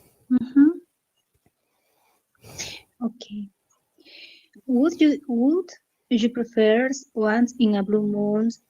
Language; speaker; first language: English; non-native, learner; Spanish